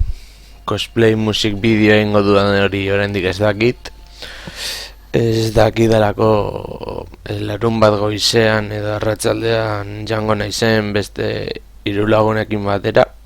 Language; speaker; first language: Basque; non-native, local second language; Spanish